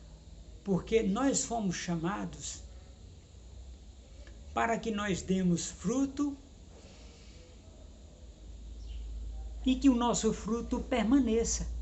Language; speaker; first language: Portuguese; native; Portuguese